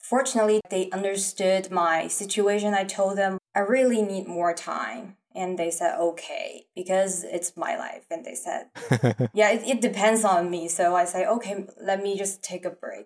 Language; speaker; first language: English; non-native, fluent; Chinese